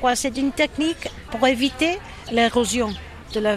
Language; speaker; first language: French; non-native, learner; Catalan